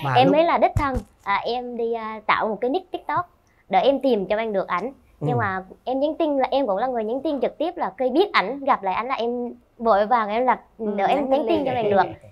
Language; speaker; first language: Vietnamese; native; Vietnamese